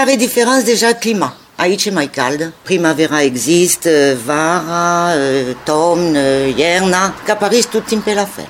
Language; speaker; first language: Romanian; non-native, learner; French